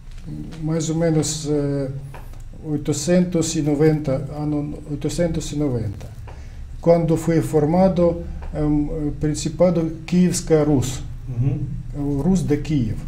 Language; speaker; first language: Portuguese; non-native, learner; Ukrainian